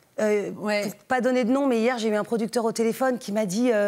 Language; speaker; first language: French; native; French